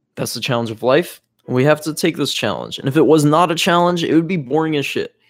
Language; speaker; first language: English; native; English